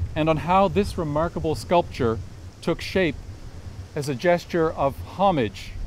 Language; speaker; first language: English; native; English